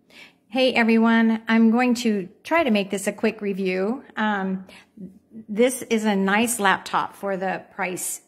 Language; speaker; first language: English; native; English